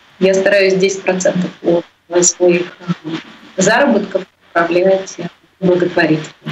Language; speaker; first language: Russian; native; Russian